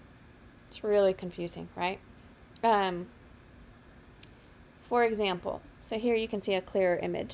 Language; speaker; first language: English; native; English